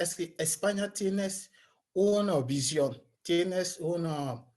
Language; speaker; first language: Spanish; non-native, learner; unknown